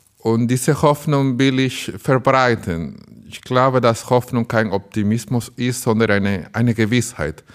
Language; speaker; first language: German; non-native, fluent; Spanish